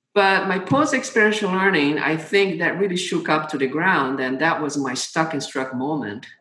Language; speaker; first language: English; non-native, fluent; Portuguese